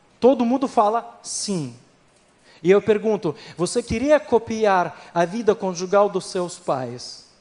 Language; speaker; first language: Portuguese; non-native, fluent; Ukrainian